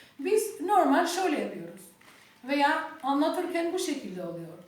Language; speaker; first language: Turkish; non-native, learner; Albanian